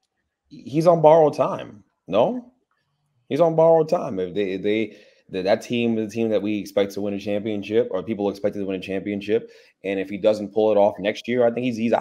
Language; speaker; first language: English; native; English